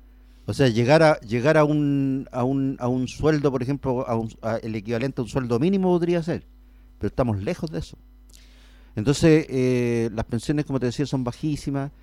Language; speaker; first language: Spanish; native; Spanish